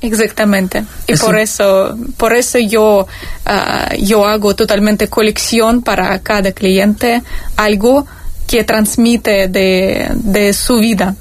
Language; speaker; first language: Spanish; non-native, fluent; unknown